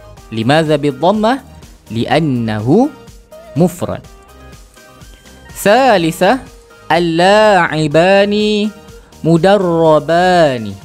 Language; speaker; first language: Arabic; non-native, fluent; Malay